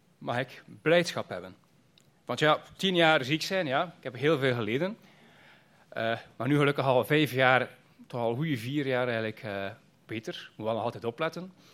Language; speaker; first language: Dutch; native; Dutch